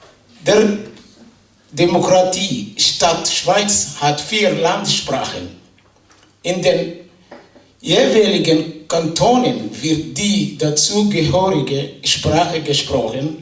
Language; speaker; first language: German; non-native, fluent; Somali